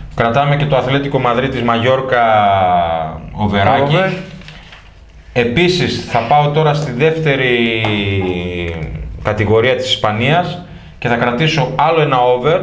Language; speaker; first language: Greek; native; Greek